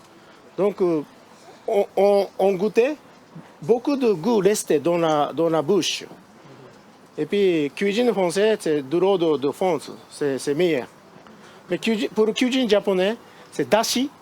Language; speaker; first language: French; non-native, learner; Japanese